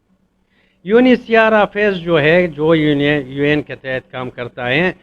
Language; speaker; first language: Hindi; non-native, fluent; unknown